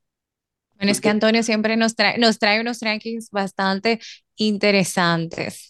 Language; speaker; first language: Spanish; native; Spanish